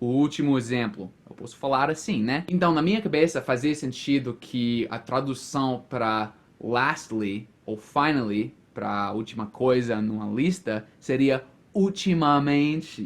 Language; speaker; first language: Portuguese; non-native, fluent; English